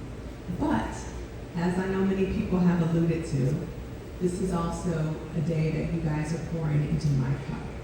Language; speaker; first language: English; native; English